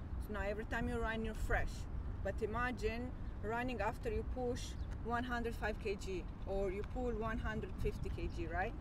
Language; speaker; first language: English; non-native, fluent; Romanian